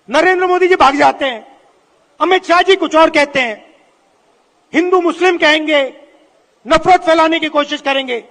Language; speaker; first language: Hindi; native; Hindi